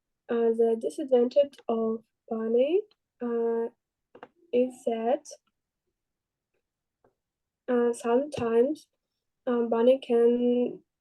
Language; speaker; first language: English; non-native, learner; Russian